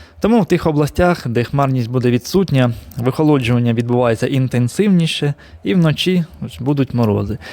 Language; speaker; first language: Ukrainian; native; Ukrainian